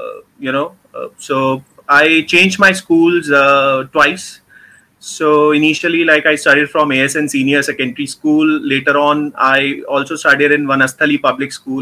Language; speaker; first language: English; non-native, local second language; Hindi